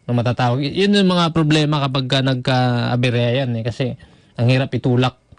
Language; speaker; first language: Filipino; native; Filipino